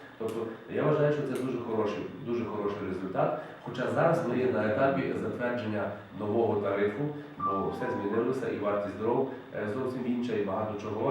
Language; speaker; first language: Ukrainian; native; Ukrainian